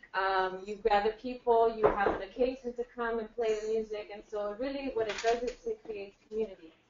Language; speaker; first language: English; native; English